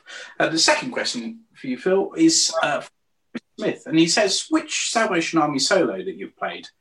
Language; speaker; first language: English; native; English